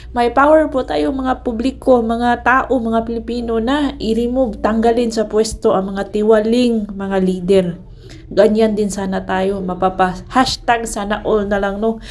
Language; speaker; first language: Filipino; non-native, local second language; Cebuano